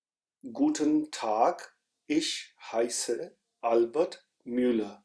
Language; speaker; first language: German; non-native, fluent; Urdu